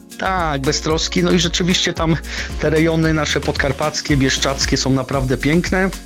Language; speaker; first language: Polish; native; Polish